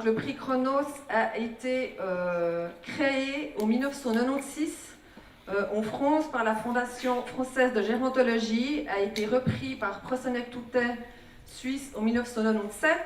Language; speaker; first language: French; native; French